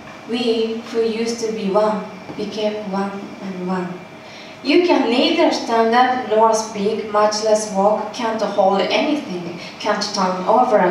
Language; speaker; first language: English; non-native, fluent; Japanese